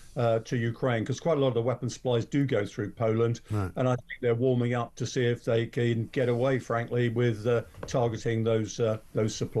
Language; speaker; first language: English; native; English